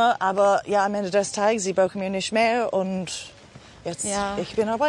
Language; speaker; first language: German; non-native, fluent; English